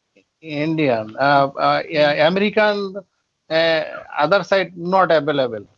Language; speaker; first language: English; non-native, learner; Bangla